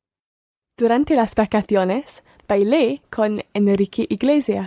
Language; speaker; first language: Spanish; non-native, learner; English